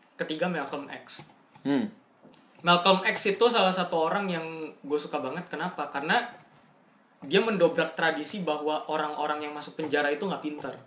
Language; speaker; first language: Indonesian; native; Indonesian